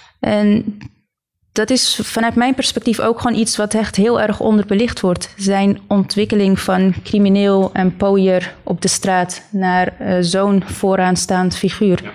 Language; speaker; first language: Dutch; early bilingual, other home language; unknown